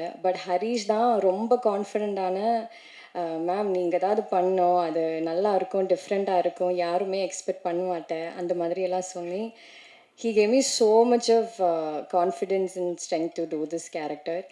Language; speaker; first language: Tamil; non-native, learner; Malayalam